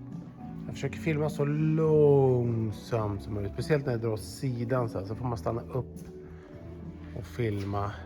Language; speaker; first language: Swedish; native; Swedish